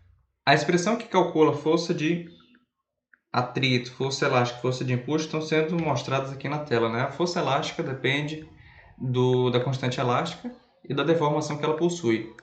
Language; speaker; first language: Portuguese; native; Portuguese